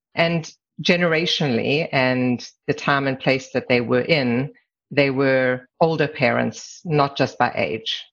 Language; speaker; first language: English; native; English